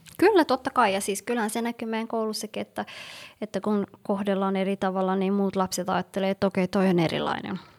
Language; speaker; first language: Finnish; early bilingual, other home language; Somali